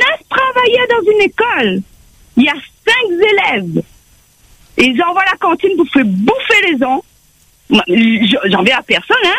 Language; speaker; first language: French; non-native, local second language; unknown